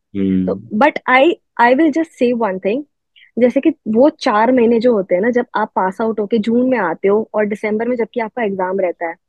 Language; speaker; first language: Hindi; non-native, local second language; Gujarati